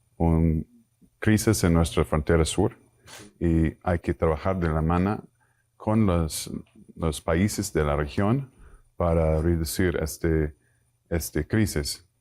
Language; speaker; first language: Spanish; non-native, fluent; English